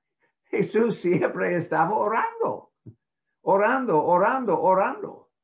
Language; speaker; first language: Spanish; non-native, fluent; English